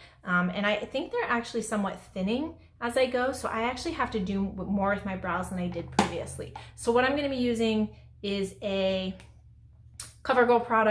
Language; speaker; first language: English; native; English